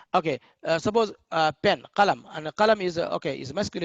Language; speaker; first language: English; non-native, learner; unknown